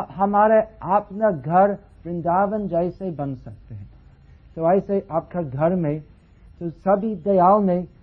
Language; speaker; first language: Hindi; non-native, fluent; English